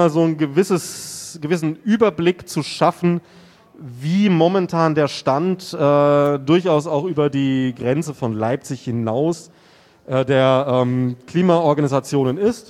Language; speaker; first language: German; native; German